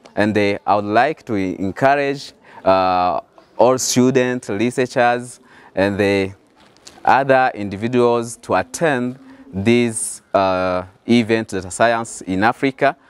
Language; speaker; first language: English; non-native, fluent; Rundi